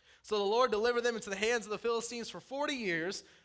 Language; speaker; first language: English; native; English